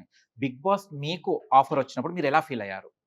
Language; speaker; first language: Telugu; native; Telugu